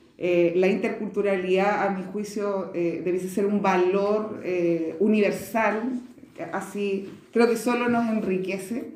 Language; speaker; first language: Spanish; native; Spanish